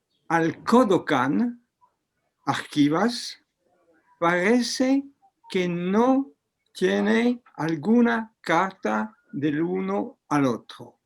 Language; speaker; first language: Spanish; non-native, learner; French